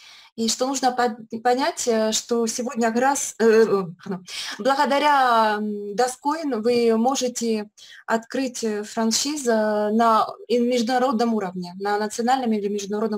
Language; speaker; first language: Russian; native; Russian